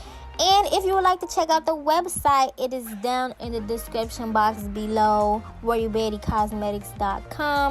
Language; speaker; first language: English; native; English